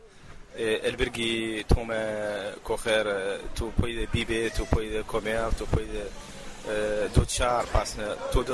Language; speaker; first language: Spanish; non-native, learner; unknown